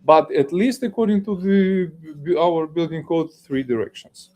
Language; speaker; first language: English; non-native, fluent; Ukrainian